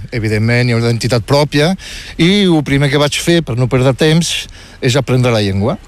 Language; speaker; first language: Catalan; non-native, fluent; Riffian